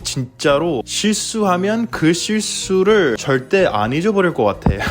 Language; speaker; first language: Korean; non-native, fluent; English